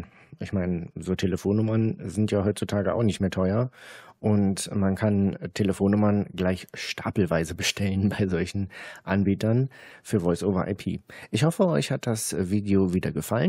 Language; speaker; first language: German; native; German